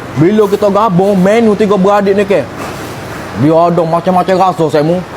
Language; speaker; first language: Malay; native; Malay